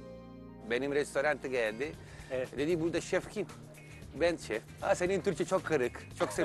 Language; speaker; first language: Turkish; non-native, learner; Italian